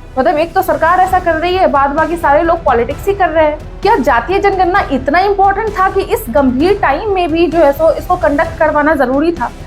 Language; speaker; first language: Hindi; native; Hindi